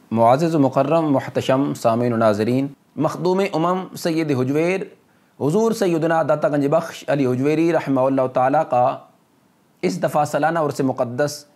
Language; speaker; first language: Urdu; non-native, local second language; Punjabi